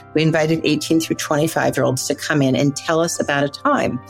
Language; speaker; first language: English; native; English